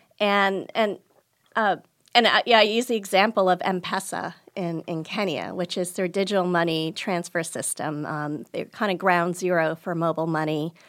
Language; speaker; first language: English; early bilingual, other home language; Gujarati